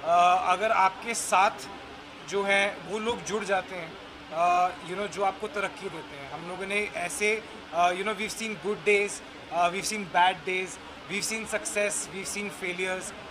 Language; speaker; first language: Hindi; native; Hindi